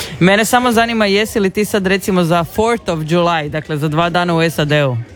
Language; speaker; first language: Croatian; native; Croatian